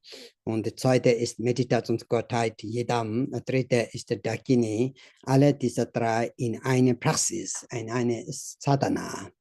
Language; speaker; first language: German; non-native, learner; Tibetan